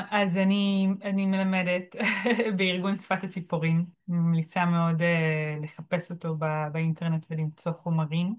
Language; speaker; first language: Hebrew; native; Hebrew